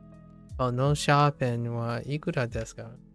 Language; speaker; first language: Japanese; non-native, learner; English